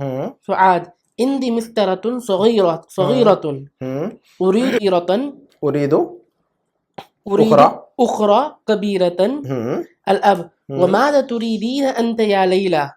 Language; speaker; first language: Arabic; non-native, learner; Urdu